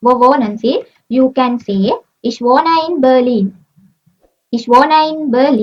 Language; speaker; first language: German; non-native, learner; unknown